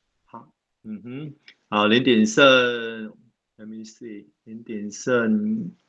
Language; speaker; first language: Chinese; native; Chinese